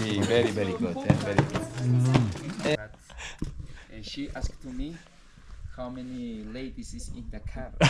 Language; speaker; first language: English; non-native, learner; Spanish